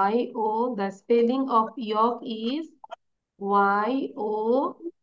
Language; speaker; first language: English; non-native, learner; Bangla